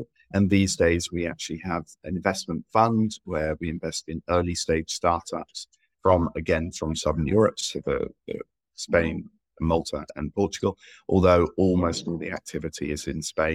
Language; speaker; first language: English; native; English